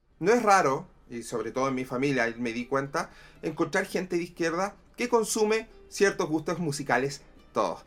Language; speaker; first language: Spanish; native; Spanish